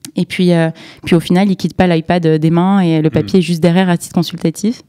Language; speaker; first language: French; native; French